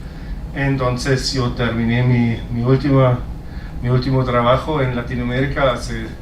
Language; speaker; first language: Spanish; non-native, fluent; German